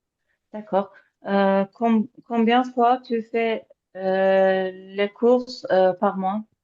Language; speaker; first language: French; non-native, learner; Azerbaijani